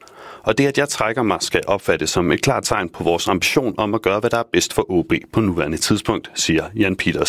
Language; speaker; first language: Danish; native; Danish